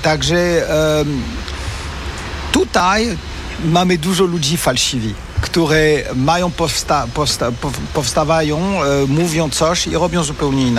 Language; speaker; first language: Polish; non-native, fluent; French